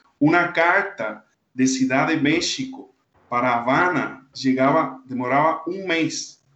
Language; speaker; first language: Portuguese; non-native, fluent; Spanish